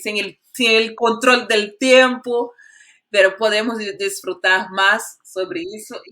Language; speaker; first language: Spanish; non-native, fluent; Portuguese